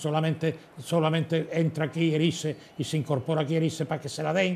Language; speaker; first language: Spanish; native; Spanish